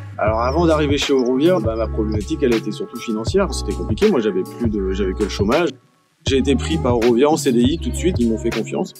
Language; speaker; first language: French; native; French